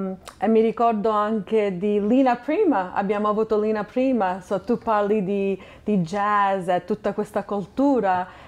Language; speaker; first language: Italian; non-native, fluent; English